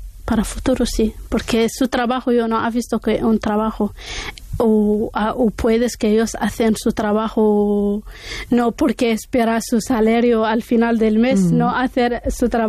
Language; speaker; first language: Spanish; non-native, learner; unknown